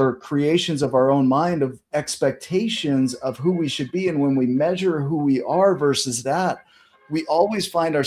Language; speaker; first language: English; native; English